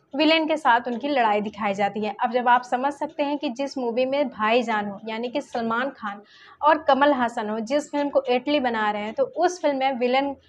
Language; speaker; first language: Hindi; native; Hindi